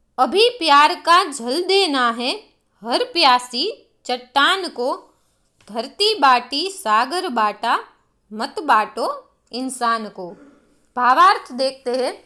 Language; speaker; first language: Hindi; non-native, local second language; Gujarati